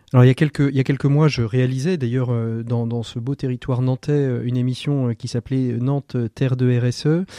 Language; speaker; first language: French; native; French